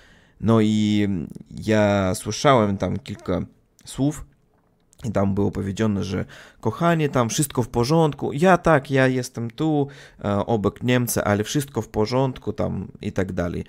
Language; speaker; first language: Polish; non-native, learner; Russian